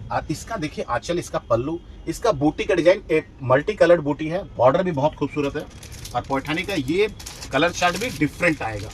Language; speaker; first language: Hindi; non-native, local second language; Bangla